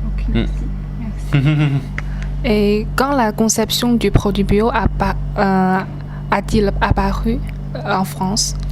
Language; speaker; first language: French; non-native, learner; Chinese